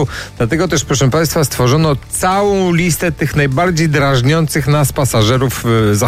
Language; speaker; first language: Polish; native; Polish